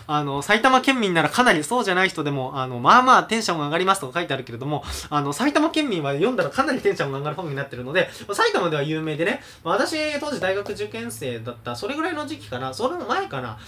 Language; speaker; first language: Japanese; native; Japanese